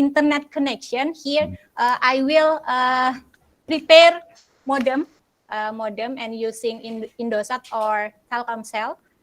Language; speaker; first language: English; non-native, local second language; Indonesian